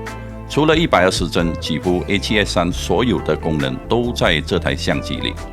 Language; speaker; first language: Chinese; native; Chinese